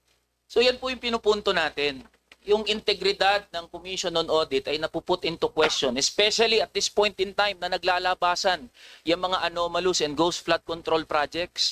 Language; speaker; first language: Filipino; native; Filipino